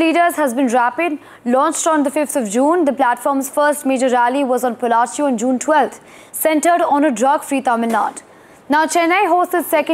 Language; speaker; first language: English; non-native, local second language; Punjabi